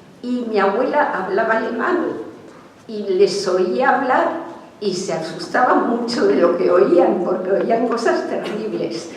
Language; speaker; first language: Spanish; early bilingual, other home language; Hungarian